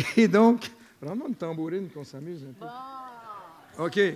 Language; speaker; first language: French; native; French